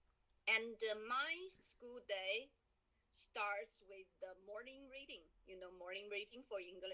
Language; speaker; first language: English; non-native, learner; Chinese